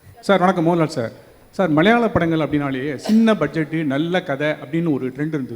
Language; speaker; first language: Tamil; native; Tamil